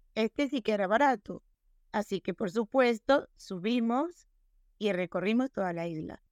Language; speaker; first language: Spanish; non-native, local second language; Galician